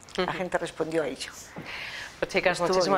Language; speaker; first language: Spanish; native; Spanish